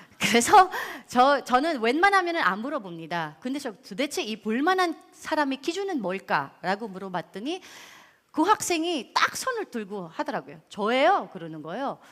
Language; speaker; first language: Korean; non-native, fluent; Filipino